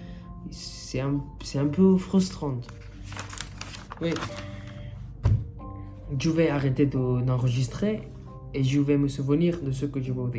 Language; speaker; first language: French; non-native, learner; Spanish